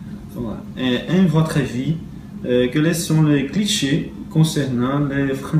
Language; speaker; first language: French; non-native, learner; Portuguese